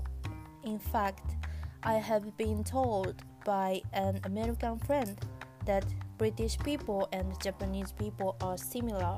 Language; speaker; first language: English; non-native, fluent; Japanese